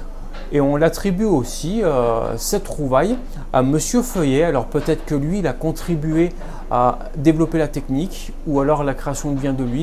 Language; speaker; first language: French; native; French